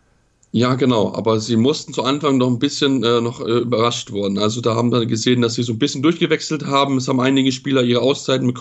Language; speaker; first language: German; native; German